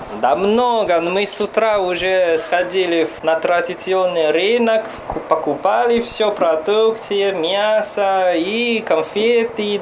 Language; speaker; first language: Russian; non-native, fluent; Chinese